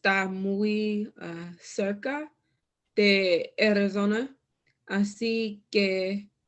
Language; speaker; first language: Spanish; non-native, learner; English